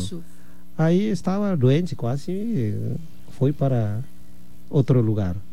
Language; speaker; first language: Portuguese; non-native, fluent; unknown